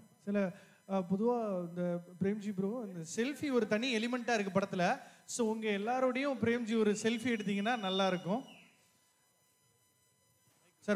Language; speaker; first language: Tamil; native; Tamil